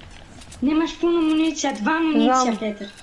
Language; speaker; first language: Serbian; early bilingual, heritage; Serbian